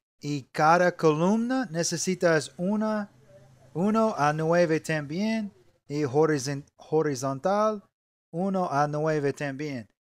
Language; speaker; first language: Spanish; non-native, learner; English